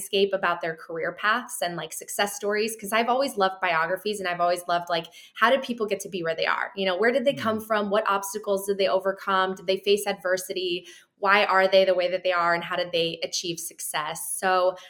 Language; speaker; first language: English; native; English